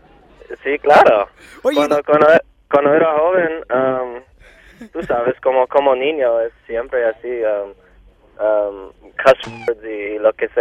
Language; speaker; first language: Spanish; non-native, local second language; English